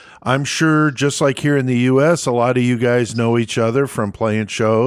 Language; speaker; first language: English; native; English